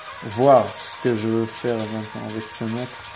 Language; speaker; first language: French; non-native, fluent; Arabic